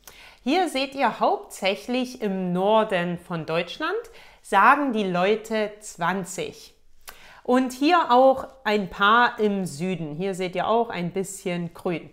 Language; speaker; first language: German; native; German